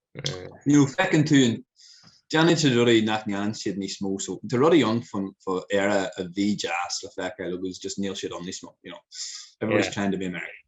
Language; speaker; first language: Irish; non-native, local second language; English